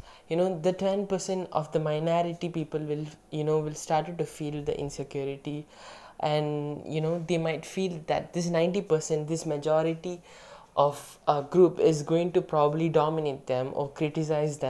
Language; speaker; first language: English; non-native, local second language; Tamil